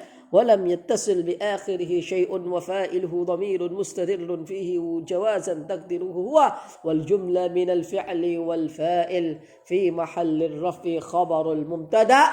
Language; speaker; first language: Arabic; non-native, fluent; Indonesian